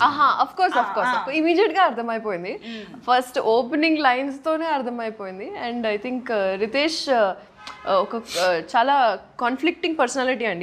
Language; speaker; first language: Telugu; non-native, local second language; Urdu